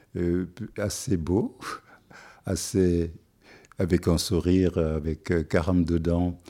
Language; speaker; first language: French; non-native, local second language; Wolof